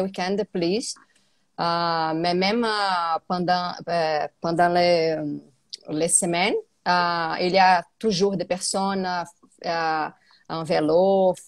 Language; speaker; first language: French; non-native, learner; Portuguese